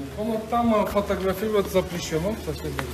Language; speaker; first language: Russian; non-native, fluent; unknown